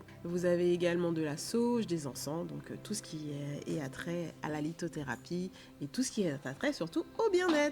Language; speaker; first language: French; native; French